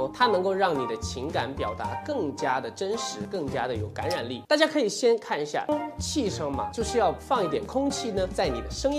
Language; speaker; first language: Chinese; native; Chinese